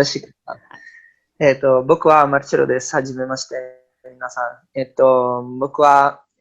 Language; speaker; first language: Japanese; non-native, learner; Italian